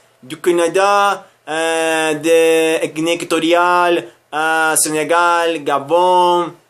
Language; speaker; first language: French; non-native, learner; Spanish